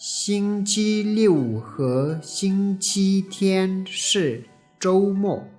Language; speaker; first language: Chinese; non-native, fluent; Tibetan